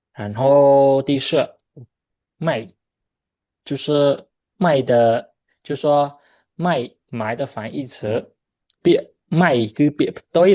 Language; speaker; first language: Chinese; non-native, fluent; Khmer